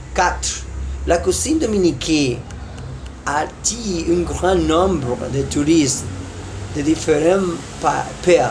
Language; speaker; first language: French; non-native, learner; Spanish